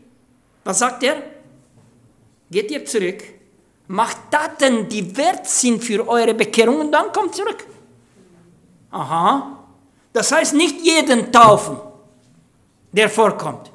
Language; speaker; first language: German; non-native, fluent; Romanian